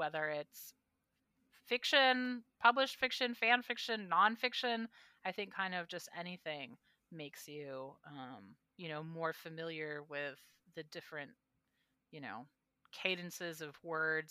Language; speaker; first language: English; native; English